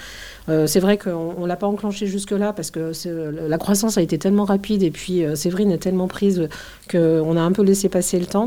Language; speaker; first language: French; native; French